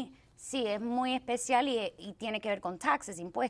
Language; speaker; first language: Spanish; early bilingual, heritage; Spanish